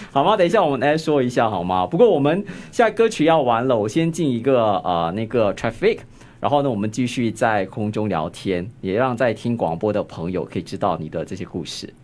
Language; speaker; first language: Chinese; native; Chinese